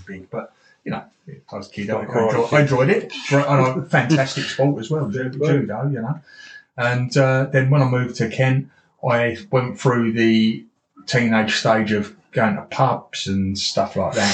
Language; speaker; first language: English; native; English